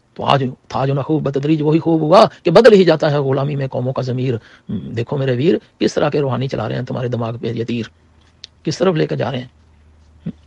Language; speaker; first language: Urdu; non-native, local second language; Punjabi